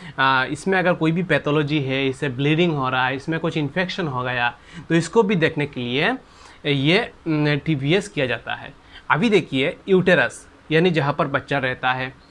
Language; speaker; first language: Hindi; non-native, local second language; Bangla